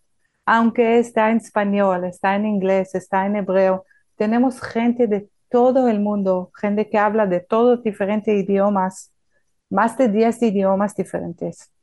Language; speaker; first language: Spanish; non-native, fluent; Hebrew